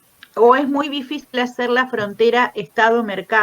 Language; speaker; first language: Spanish; native; Spanish